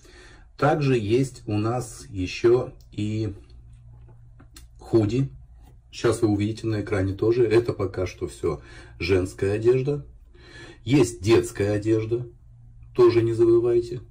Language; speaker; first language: Russian; native; Russian